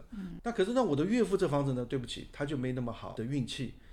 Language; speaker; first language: Chinese; native; Chinese